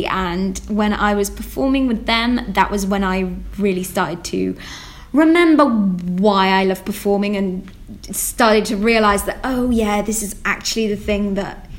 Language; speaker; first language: English; native; English